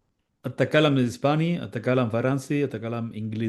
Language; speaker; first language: Arabic; non-native, learner; Spanish